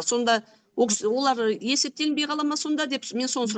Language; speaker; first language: Kazakh; native; Kazakh